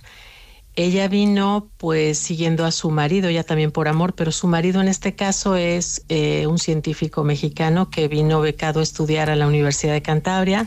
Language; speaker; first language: Spanish; native; Spanish